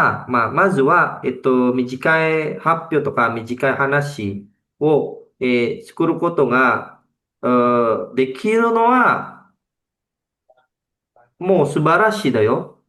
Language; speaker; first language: Japanese; non-native, fluent; Indonesian